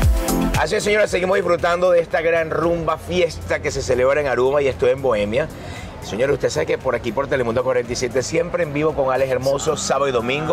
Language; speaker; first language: Spanish; native; Spanish